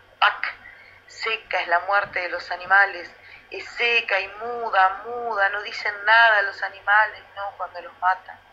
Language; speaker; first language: Spanish; native; Spanish